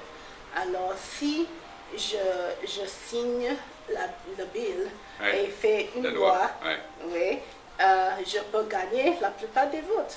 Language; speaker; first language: French; non-native, fluent; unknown